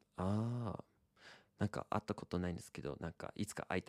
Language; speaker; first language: Japanese; non-native, fluent; English